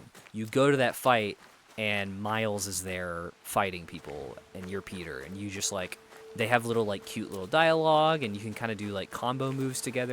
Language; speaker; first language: English; native; English